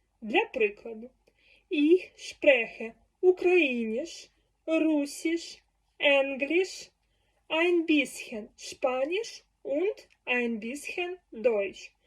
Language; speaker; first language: German; non-native, learner; Ukrainian